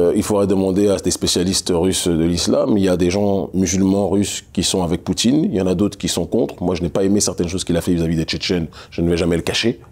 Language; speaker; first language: French; native; French